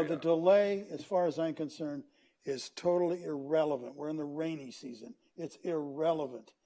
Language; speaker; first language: English; native; English